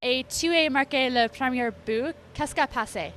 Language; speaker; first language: French; non-native, local second language; English